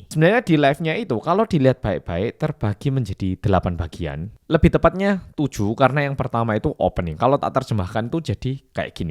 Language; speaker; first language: Indonesian; early bilingual, other home language; Korean